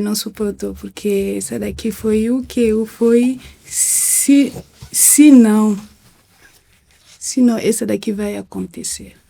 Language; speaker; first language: Portuguese; non-native, fluent; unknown